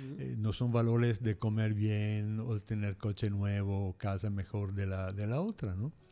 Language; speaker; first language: Spanish; non-native, fluent; Italian